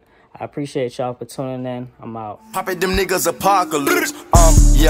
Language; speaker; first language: English; native; English